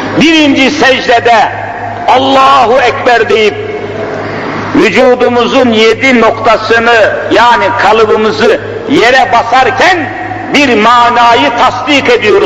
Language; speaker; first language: Turkish; native; Turkish